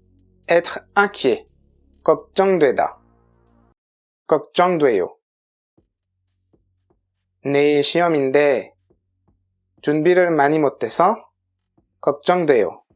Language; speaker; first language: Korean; non-native, fluent; French